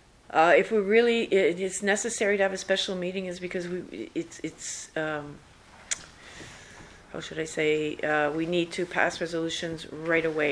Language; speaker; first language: English; native; English